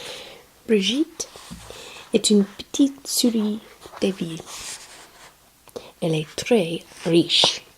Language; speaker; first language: French; non-native, learner; English